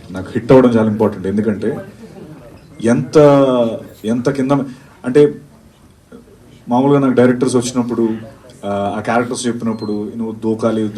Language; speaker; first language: Telugu; native; Telugu